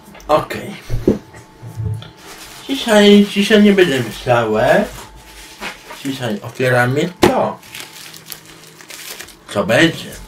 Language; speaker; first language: Polish; non-native, learner; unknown